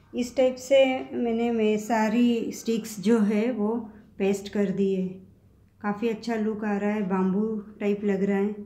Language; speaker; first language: Hindi; non-native, local second language; Marathi